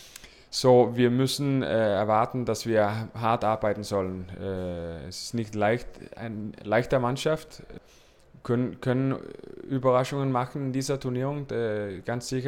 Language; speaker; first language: German; non-native, learner; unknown